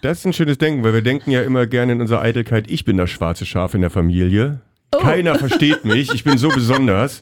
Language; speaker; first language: German; native; German